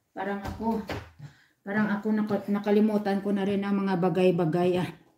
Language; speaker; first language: Filipino; non-native, local second language; Hiligaynon